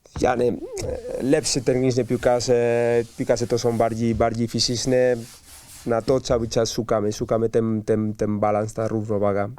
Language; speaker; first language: Polish; non-native, learner; Spanish